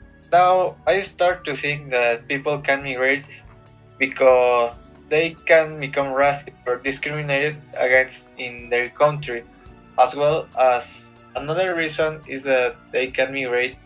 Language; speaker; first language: English; non-native, learner; Spanish